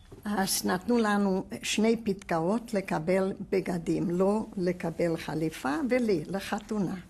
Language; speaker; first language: Hebrew; non-native, fluent; Hungarian